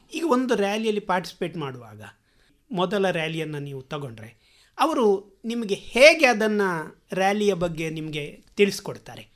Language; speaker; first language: Kannada; native; Kannada